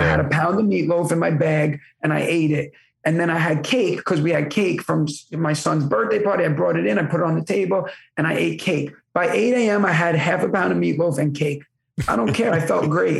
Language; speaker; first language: English; native; English